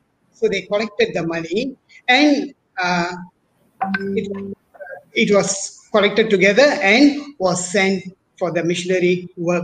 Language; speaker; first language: English; non-native, local second language; Tamil